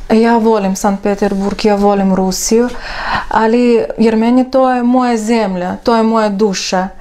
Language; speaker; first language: Serbian; non-native, learner; Russian